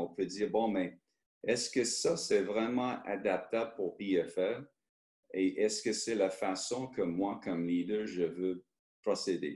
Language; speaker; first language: French; early bilingual, heritage; French